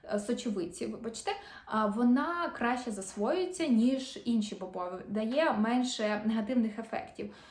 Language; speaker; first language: Ukrainian; non-native, local second language; Russian